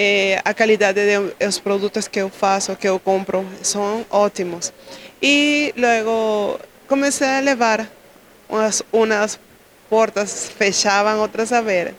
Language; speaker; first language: Portuguese; non-native, learner; Spanish